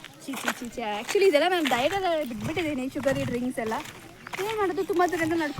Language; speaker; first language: Kannada; native; Kannada